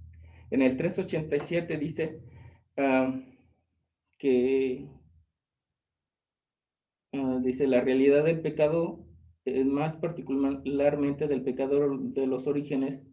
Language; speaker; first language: Spanish; early bilingual, other home language; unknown